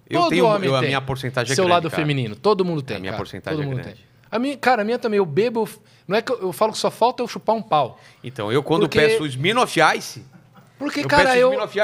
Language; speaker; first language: Portuguese; native; Portuguese